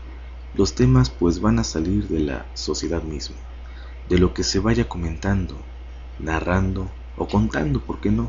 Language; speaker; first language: Spanish; native; Spanish